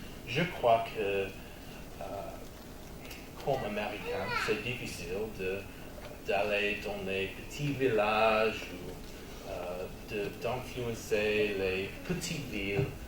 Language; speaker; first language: French; non-native, learner; English